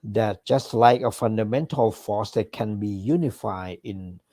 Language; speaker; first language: English; non-native, fluent; Thai